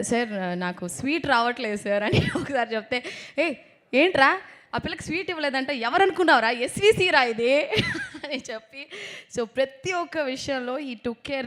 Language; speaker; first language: Telugu; non-native, local second language; Tamil